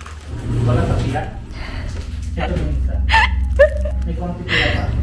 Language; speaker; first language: Filipino; non-native, learner; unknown